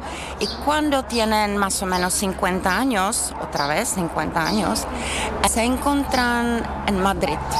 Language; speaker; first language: Spanish; non-native, fluent; Czech